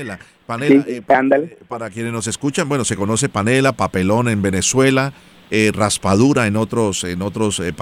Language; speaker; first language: Spanish; native; Spanish